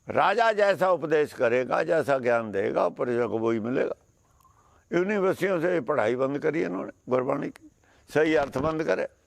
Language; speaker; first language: Hindi; non-native, local second language; Punjabi